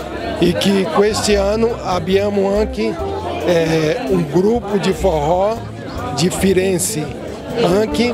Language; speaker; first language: Italian; non-native, learner; Portuguese